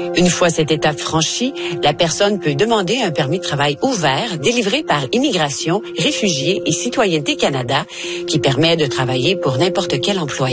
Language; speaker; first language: French; native; French